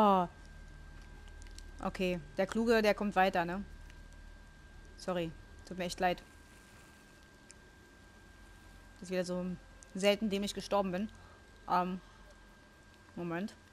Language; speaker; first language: German; native; German